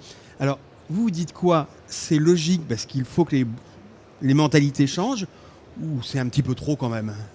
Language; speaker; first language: French; native; French